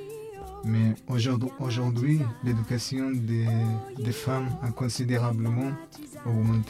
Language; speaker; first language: French; non-native, learner; Bangla